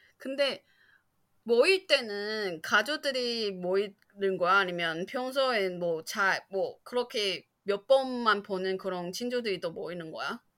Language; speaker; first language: Korean; non-native, fluent; Chinese